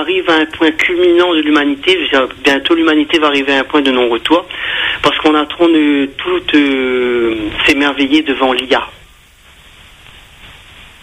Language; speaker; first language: French; native; French